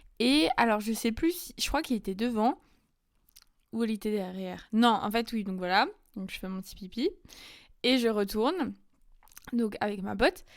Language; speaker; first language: French; native; French